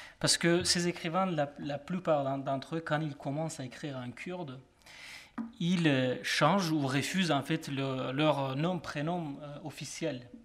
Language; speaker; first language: French; non-native, fluent; Kurdish